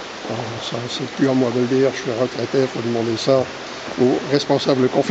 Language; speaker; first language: French; native; French